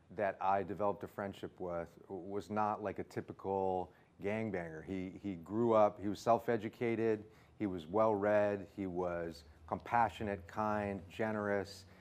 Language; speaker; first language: English; native; English